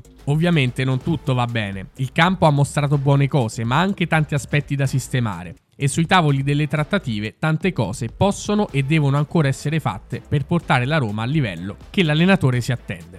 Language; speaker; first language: Italian; native; Italian